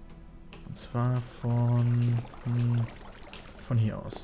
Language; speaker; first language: German; native; German